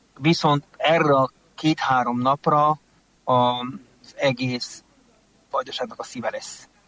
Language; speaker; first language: Hungarian; native; Hungarian